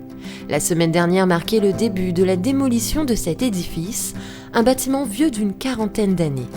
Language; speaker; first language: French; native; French